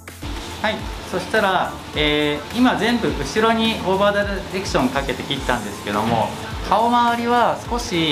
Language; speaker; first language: Japanese; native; Japanese